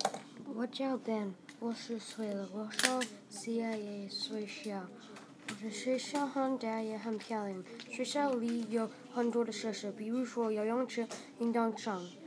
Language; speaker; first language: Chinese; non-native, learner; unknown